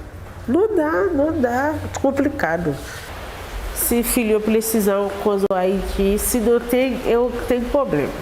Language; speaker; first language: Portuguese; non-native, learner; Haitian Creole